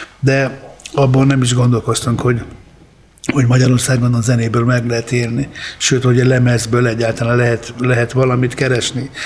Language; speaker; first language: Hungarian; early bilingual, other home language; Italian